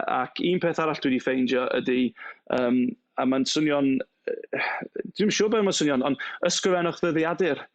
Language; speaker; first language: Welsh; non-native, local second language; English